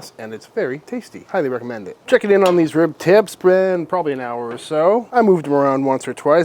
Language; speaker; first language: English; native; English